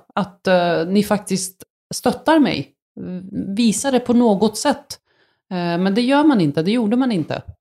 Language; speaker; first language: Swedish; early bilingual, other home language; Arabic